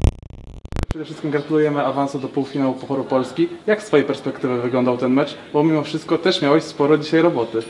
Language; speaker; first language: Polish; native; Polish